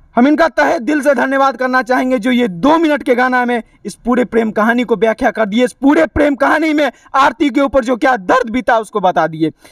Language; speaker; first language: Hindi; native; Hindi